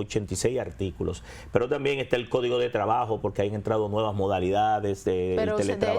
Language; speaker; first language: Spanish; native; Spanish